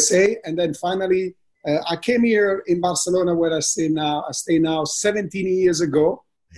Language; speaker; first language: English; non-native, fluent; Italian